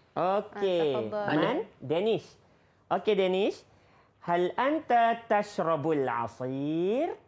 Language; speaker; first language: Arabic; non-native, fluent; Malay